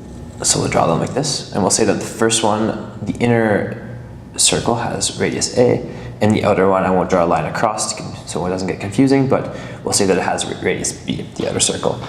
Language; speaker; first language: English; native; English